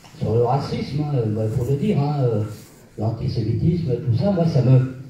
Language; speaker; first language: French; native; French